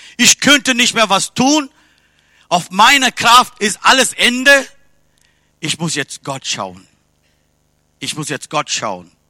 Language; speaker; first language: German; non-native, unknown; Tamil